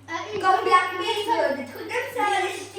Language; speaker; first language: French; early bilingual, other home language; Malayalam